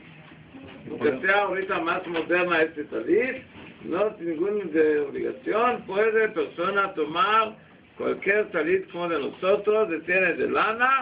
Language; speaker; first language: Spanish; non-native, learner; Hebrew